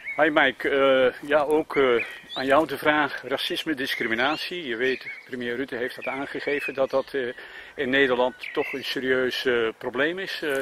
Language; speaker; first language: Dutch; native; Dutch